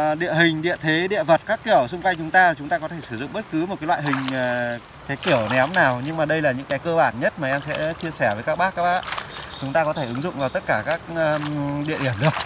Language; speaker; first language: Vietnamese; non-native, local second language; Tày